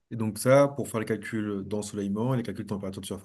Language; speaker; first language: French; native; French